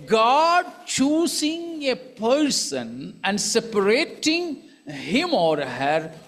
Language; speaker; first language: English; non-native, local second language; Hindi